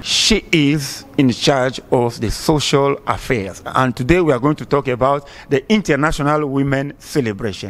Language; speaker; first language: English; non-native, fluent; Swahili